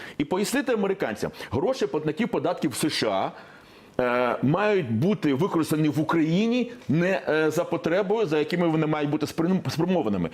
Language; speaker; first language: Ukrainian; non-native, local second language; Russian